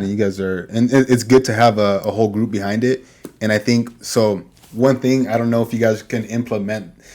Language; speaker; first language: English; native; English